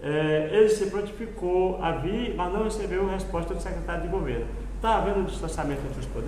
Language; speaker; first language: Portuguese; native; Portuguese